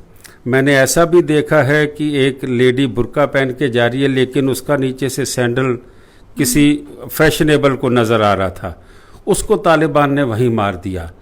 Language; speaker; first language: Hindi; non-native, local second language; Punjabi